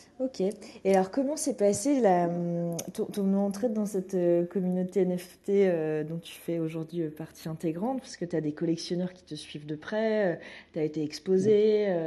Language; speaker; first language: French; native; French